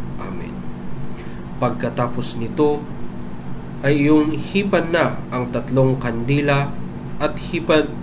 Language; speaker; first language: Filipino; native; Filipino